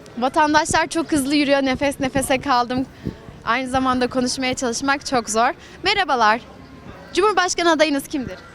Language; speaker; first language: Turkish; native; Turkish